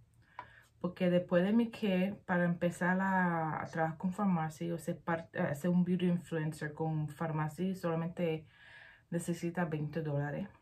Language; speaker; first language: Spanish; early bilingual, heritage; Spanish